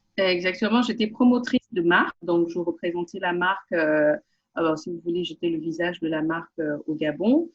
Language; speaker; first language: French; non-native, local second language; Portuguese